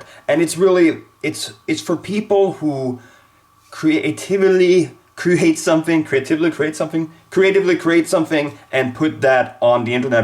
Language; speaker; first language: English; non-native, fluent; Swedish